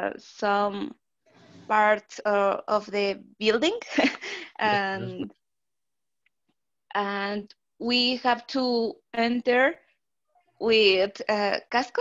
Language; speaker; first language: English; non-native, learner; Spanish